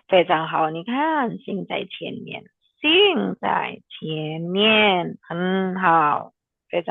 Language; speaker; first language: Chinese; non-native, fluent; Indonesian